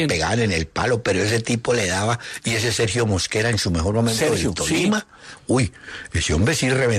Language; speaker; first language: Spanish; native; Spanish